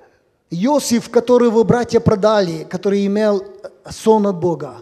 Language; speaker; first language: Polish; non-native, learner; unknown